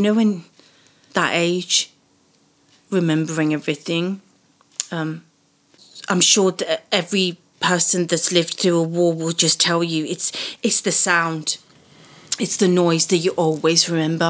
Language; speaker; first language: English; early bilingual, other home language; Persian